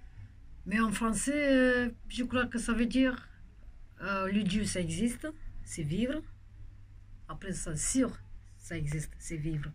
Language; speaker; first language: French; non-native, local second language; Romanian